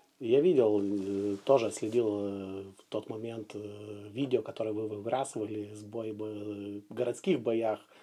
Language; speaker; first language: Russian; non-native, fluent; Lithuanian